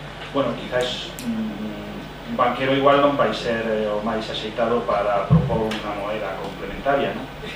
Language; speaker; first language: Galician; non-native, fluent; Spanish